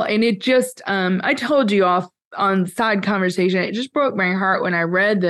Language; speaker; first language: English; native; English